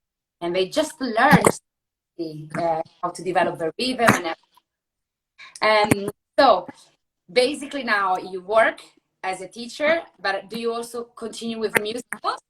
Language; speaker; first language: English; non-native, fluent; Italian